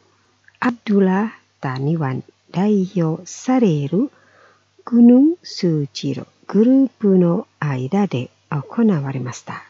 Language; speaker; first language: Japanese; non-native, fluent; Indonesian